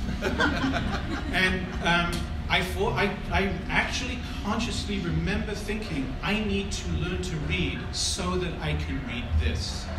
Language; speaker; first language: English; native; English